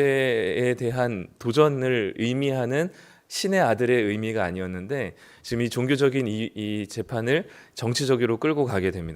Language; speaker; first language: Korean; native; Korean